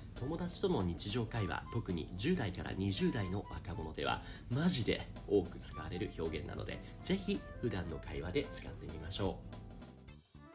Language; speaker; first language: Japanese; native; Japanese